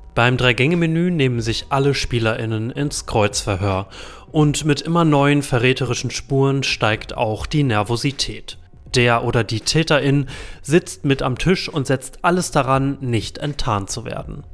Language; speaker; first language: German; native; German